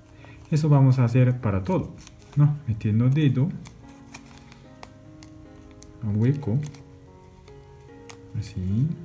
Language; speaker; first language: Spanish; non-native, learner; Japanese